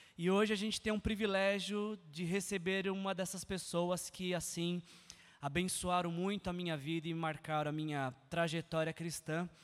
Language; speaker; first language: Portuguese; native; Portuguese